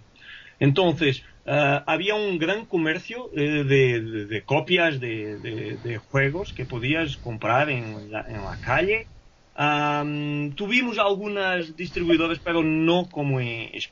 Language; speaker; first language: Spanish; non-native, fluent; Portuguese